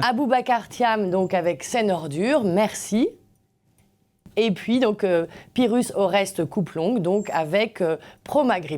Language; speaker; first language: French; native; French